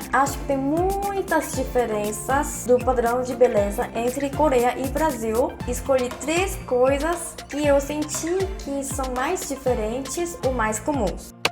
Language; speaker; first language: Portuguese; non-native, fluent; Korean